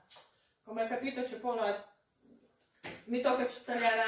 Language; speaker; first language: Italian; non-native, learner; Russian